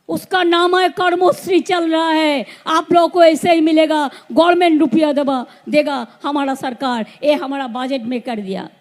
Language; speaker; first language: Hindi; non-native, local second language; Bangla